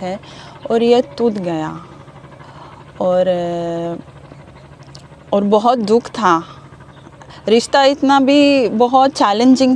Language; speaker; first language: Hindi; non-native, learner; Hebrew